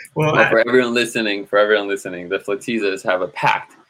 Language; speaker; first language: English; native; English